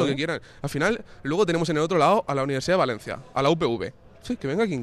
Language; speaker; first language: Spanish; native; Spanish